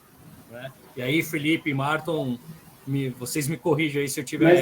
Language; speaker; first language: Portuguese; native; Portuguese